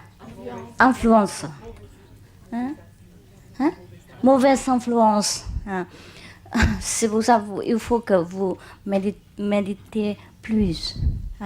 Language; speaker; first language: French; non-native, learner; Chinese